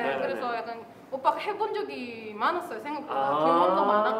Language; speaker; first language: Korean; non-native, fluent; Indonesian